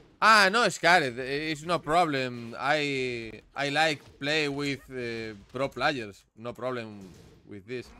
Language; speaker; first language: English; non-native, learner; Spanish